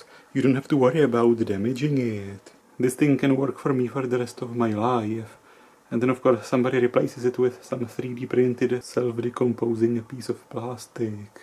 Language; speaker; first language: English; non-native, fluent; Czech